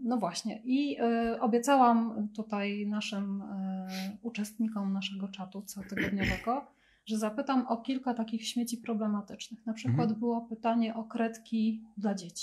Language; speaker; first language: Polish; native; Polish